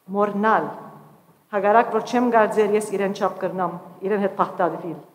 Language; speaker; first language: Armenian; early bilingual, heritage; Armenian